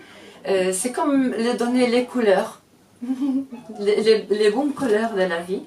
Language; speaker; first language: French; non-native, fluent; Portuguese